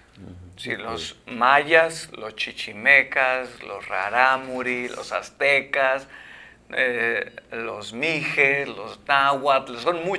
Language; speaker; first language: Spanish; native; Spanish